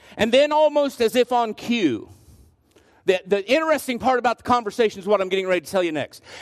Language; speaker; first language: English; native; English